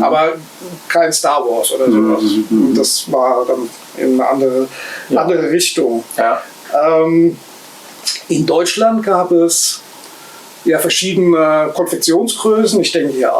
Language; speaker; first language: German; native; German